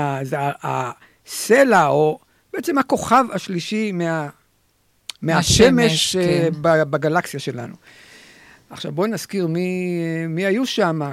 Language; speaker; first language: Hebrew; native; Hebrew